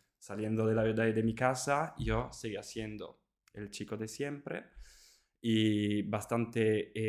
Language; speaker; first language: Spanish; non-native, fluent; Italian